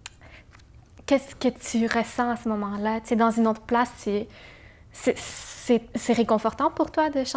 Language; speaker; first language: French; native; French